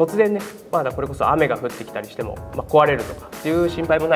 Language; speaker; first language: Japanese; native; Japanese